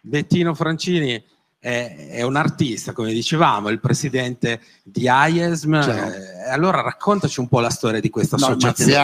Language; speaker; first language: Italian; native; Italian